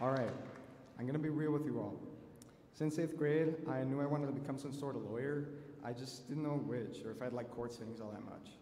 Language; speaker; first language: English; early bilingual, other home language; Spanish